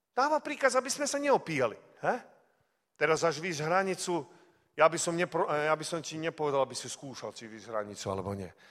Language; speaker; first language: Slovak; early bilingual, heritage; Slovak